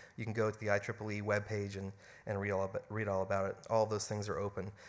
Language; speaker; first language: English; early bilingual, other home language; German